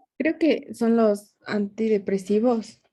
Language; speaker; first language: Spanish; native; Spanish